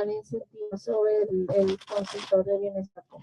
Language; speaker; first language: Spanish; native; Spanish